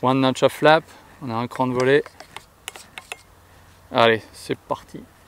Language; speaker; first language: French; native; French